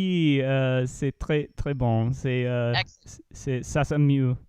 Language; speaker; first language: French; non-native, learner; English